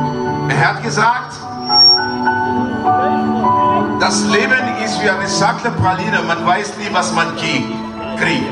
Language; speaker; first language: German; non-native, fluent; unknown